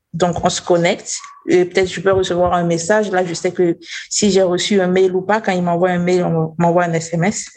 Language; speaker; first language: French; non-native, local second language; Mossi